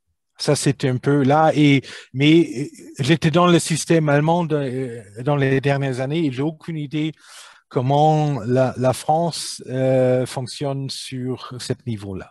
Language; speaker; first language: French; non-native, fluent; German